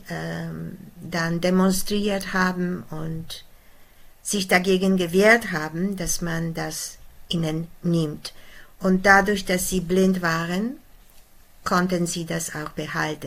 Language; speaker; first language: German; non-native, fluent; Polish